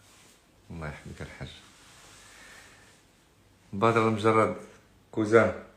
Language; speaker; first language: Arabic; native; Arabic